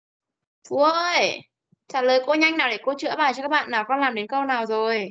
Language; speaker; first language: Vietnamese; native; Vietnamese